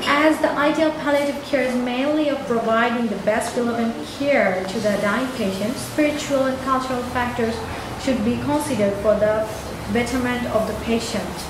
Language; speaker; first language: English; non-native, local second language; Bangla